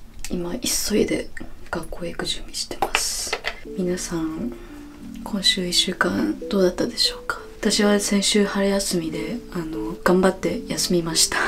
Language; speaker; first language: Japanese; early bilingual, heritage; Japanese